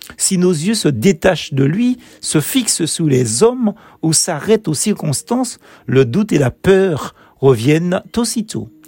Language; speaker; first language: French; native; French